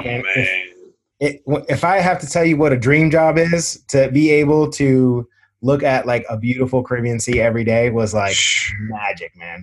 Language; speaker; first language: English; native; English